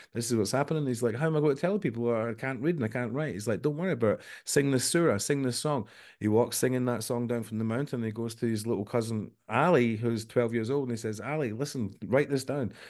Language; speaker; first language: English; native; English